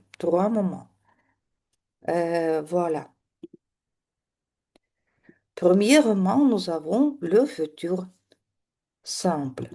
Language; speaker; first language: French; non-native, fluent; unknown